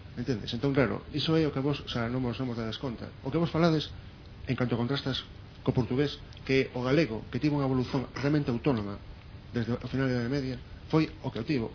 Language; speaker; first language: Galician; non-native, local second language; Spanish